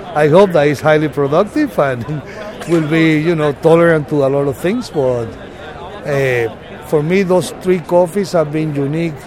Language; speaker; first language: English; non-native, fluent; Spanish